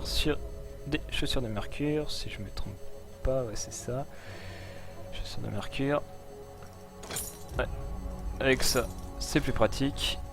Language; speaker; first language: French; native; French